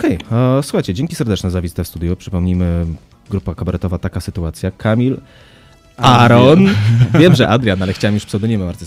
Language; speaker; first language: Polish; native; Polish